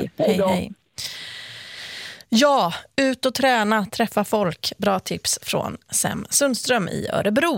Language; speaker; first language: Swedish; native; Swedish